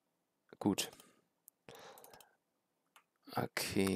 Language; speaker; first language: German; native; German